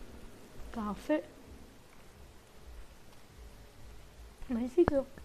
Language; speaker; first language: French; native; French